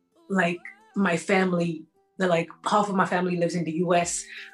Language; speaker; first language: English; non-native, fluent; French